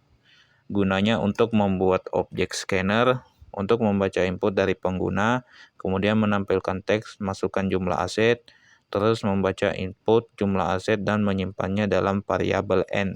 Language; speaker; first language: Indonesian; native; Indonesian